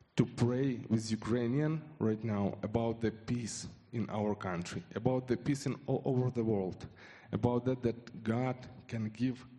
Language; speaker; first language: English; non-native, fluent; Ukrainian